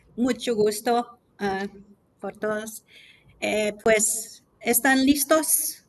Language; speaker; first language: Spanish; non-native, learner; French